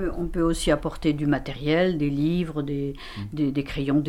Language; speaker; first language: French; native; French